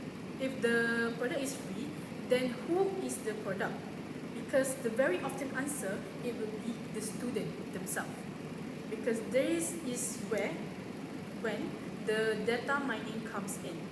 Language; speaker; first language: English; non-native, local second language; Malay